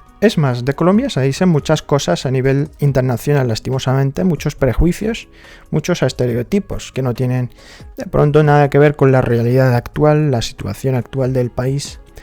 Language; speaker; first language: Spanish; non-native, fluent; Arabic